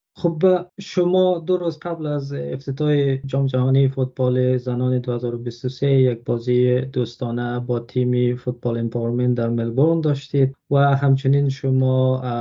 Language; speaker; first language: Persian; native; Persian